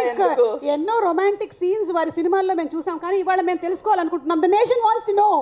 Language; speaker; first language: Telugu; native; Telugu